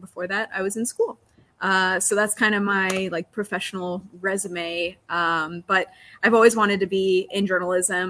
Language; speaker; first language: English; native; English